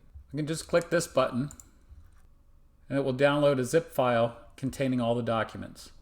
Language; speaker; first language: English; native; English